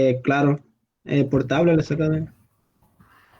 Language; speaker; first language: Spanish; native; Spanish